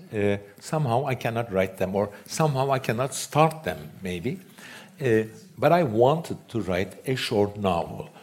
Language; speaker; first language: English; non-native, fluent; Turkish